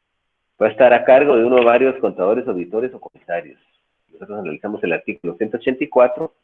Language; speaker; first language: Spanish; native; Spanish